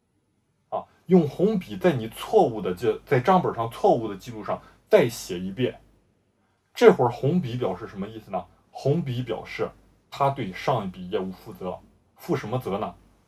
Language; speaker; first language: Chinese; native; Chinese